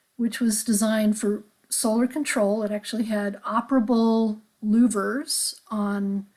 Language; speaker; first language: English; native; English